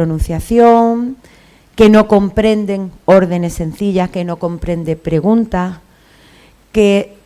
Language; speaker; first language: Spanish; native; Spanish